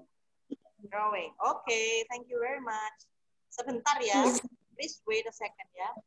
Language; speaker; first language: English; non-native, fluent; Indonesian